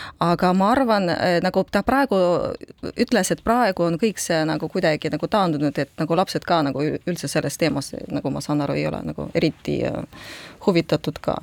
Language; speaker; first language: Estonian; non-native, local second language; Russian